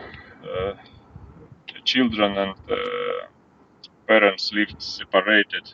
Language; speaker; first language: English; non-native, learner; Ukrainian